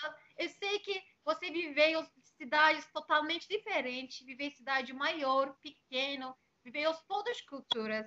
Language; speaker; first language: Portuguese; non-native, fluent; Turkish